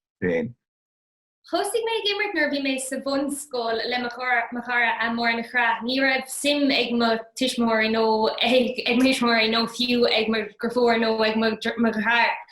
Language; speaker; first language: Irish; non-native, local second language; English